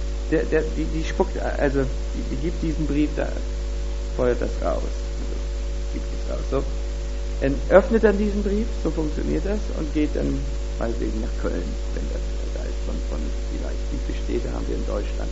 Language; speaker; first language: German; native; German